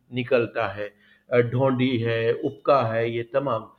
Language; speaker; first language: Hindi; native; Hindi